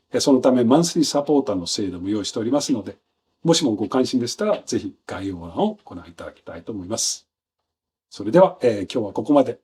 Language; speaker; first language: Japanese; non-native, fluent; Danish